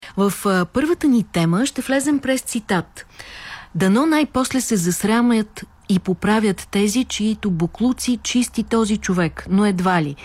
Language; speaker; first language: Bulgarian; native; Bulgarian